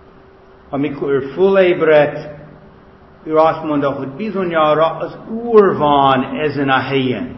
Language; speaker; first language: Hungarian; non-native, fluent; English